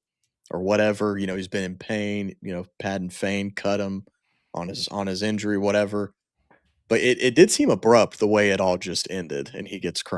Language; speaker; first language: English; native; English